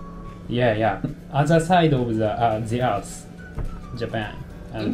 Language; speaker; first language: English; non-native, learner; Japanese